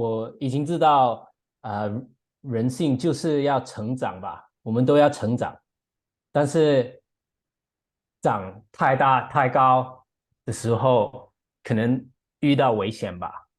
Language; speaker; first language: Chinese; non-native, fluent; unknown